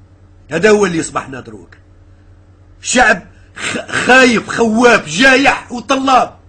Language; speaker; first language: Arabic; native; Arabic